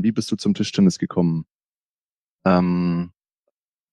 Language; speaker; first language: German; native; German